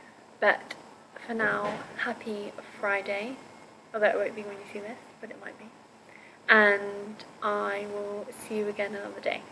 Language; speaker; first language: English; native; English